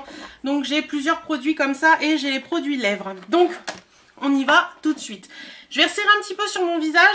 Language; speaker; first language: French; native; French